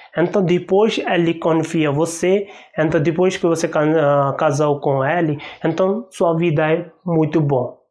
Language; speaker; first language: Portuguese; non-native, learner; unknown